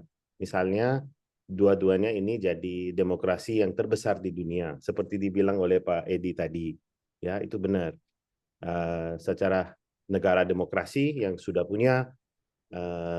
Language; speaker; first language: Indonesian; non-native, fluent; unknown